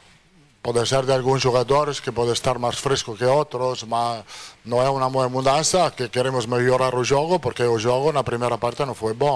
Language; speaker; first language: Portuguese; non-native, fluent; Italian